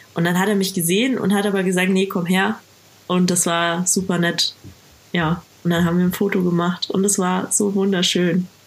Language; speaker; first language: German; native; German